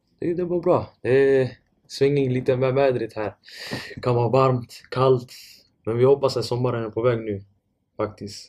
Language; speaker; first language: Swedish; non-native, fluent; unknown